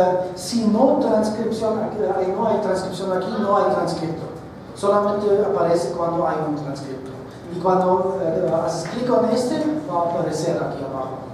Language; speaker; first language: Spanish; non-native, fluent; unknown